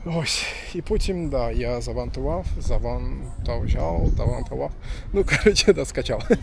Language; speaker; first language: Ukrainian; non-native, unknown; Turkish